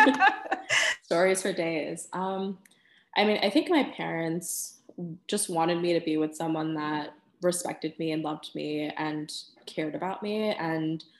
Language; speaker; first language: English; early bilingual, other home language; Spanish